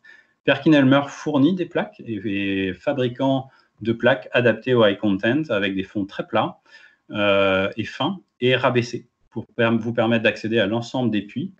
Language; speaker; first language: French; native; French